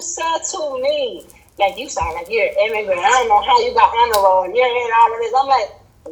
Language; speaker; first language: English; early bilingual, other home language; Spanish